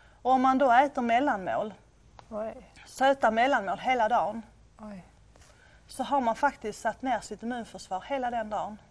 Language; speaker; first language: Swedish; native; Swedish